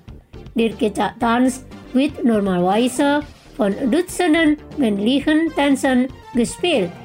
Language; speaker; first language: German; non-native, local second language; Indonesian